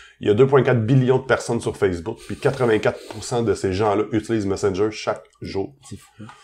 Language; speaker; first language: French; native; French